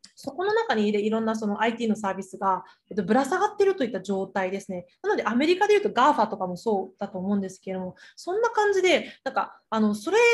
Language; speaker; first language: Japanese; early bilingual, other home language; Chinese